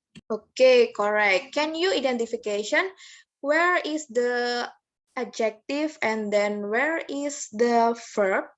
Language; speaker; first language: English; non-native, learner; Indonesian